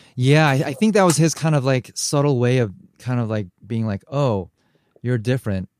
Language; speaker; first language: English; early bilingual, other home language; Korean